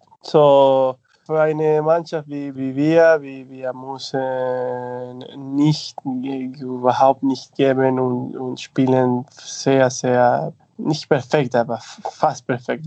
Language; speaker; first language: German; non-native, fluent; Spanish